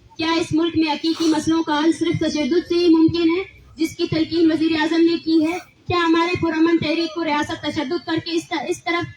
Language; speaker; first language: Urdu; non-native, local second language; Baluchi